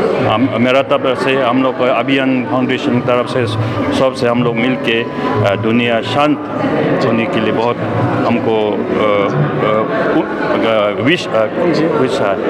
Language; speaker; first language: Hindi; non-native, learner; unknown